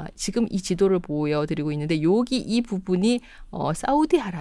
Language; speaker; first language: Korean; native; Korean